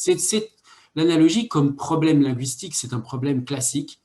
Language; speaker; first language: French; native; French